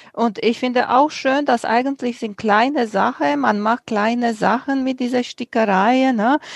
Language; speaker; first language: German; non-native, fluent; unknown